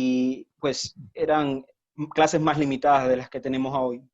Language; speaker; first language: Spanish; native; Spanish